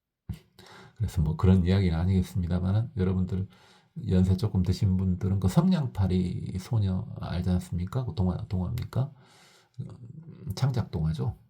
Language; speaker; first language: Korean; native; Korean